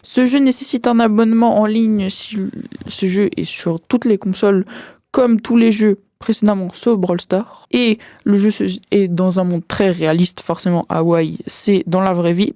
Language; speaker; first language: French; native; French